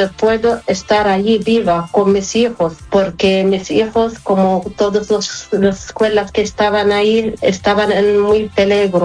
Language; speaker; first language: Spanish; non-native, fluent; Arabic